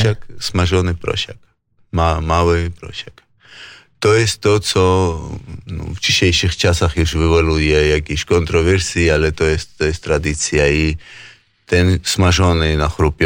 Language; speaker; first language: Polish; non-native, fluent; Georgian